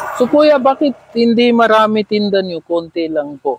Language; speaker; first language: Filipino; non-native, learner; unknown